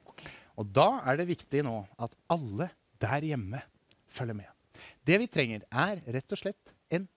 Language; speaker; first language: Norwegian; native; Norwegian